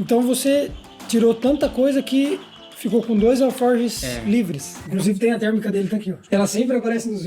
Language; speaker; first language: Portuguese; native; Portuguese